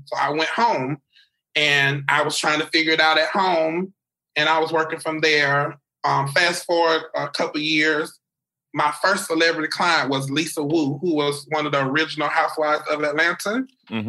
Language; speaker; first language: English; native; English